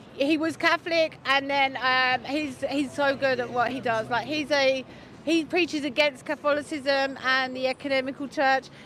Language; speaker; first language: English; native; English